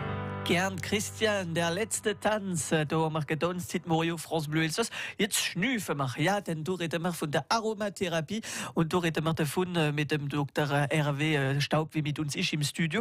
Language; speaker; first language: German; native; German